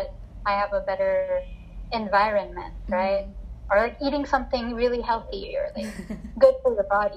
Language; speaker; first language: English; non-native, local second language; Filipino